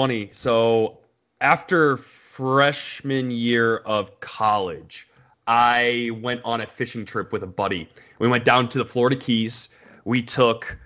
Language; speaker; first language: English; native; English